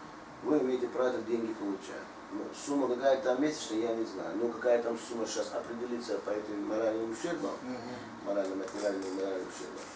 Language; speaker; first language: Russian; native; Russian